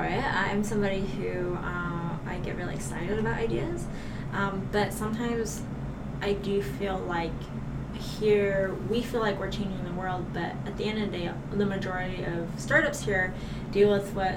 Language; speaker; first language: English; non-native, local second language; Cantonese